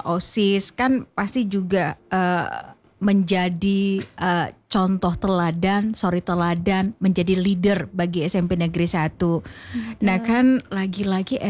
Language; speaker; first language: Indonesian; non-native, local second language; Achinese